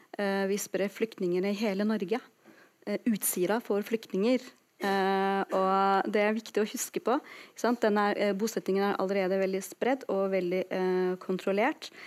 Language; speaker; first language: Norwegian; non-native, fluent; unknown